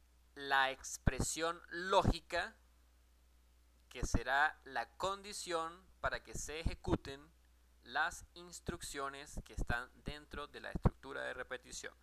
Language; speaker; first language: Spanish; native; Spanish